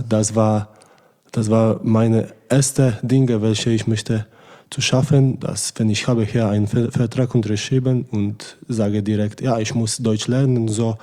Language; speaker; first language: German; non-native, learner; Polish